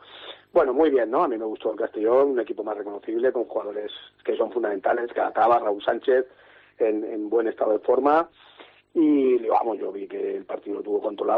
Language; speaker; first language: Spanish; native; Spanish